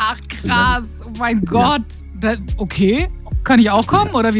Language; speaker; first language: German; native; German